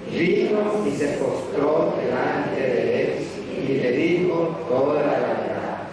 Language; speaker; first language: Spanish; native; Spanish